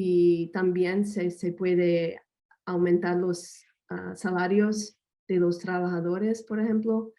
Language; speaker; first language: Spanish; non-native, fluent; English